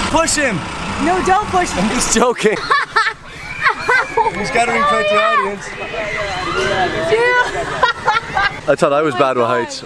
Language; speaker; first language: English; native; English